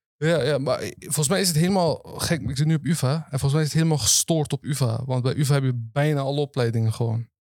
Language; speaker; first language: Dutch; early bilingual, other home language; Turkish